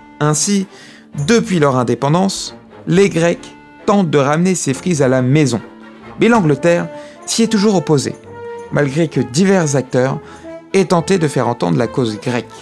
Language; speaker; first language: French; native; French